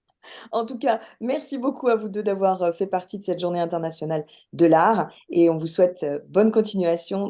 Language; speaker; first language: French; native; French